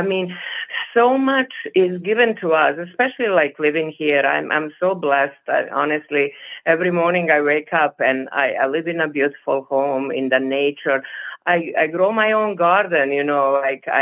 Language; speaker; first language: English; non-native, fluent; Serbian